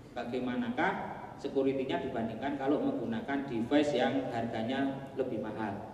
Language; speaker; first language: Indonesian; non-native, local second language; Javanese